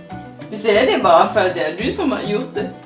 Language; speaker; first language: Swedish; non-native, fluent; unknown